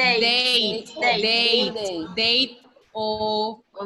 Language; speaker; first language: English; non-native, learner; Spanish